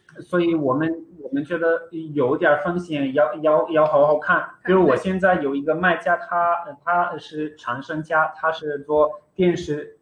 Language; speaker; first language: Chinese; non-native, fluent; Romanian